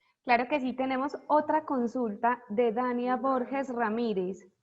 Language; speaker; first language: Spanish; native; Spanish